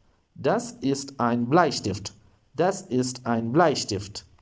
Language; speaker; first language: German; non-native, fluent; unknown